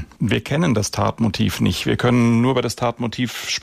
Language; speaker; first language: German; native; German